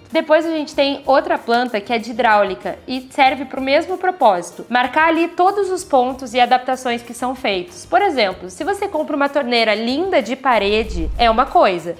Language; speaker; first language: Portuguese; native; Portuguese